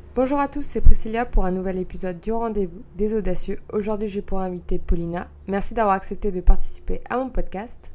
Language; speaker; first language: French; native; French